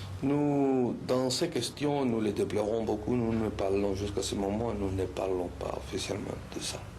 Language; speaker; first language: French; non-native, fluent; Spanish